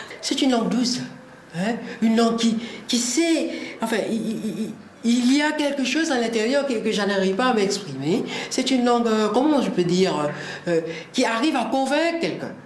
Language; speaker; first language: French; non-native, local second language; Morisyen